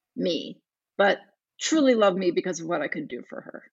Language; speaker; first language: English; native; English